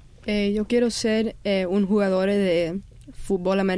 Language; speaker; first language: Spanish; early bilingual, heritage; Spanish